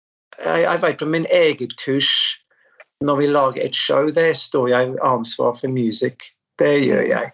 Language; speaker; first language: Norwegian; non-native, fluent; English